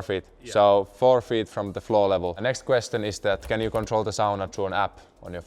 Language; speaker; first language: English; non-native, fluent; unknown